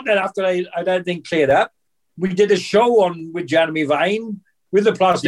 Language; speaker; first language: English; native; English